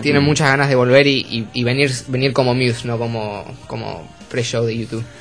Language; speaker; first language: Spanish; native; Spanish